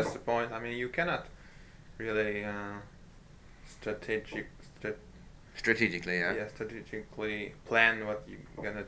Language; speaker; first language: English; non-native, fluent; Hungarian